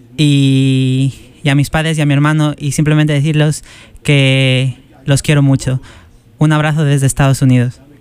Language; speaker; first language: Spanish; native; Spanish